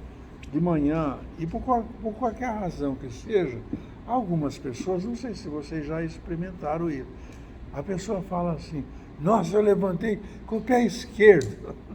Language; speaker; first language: Portuguese; native; Portuguese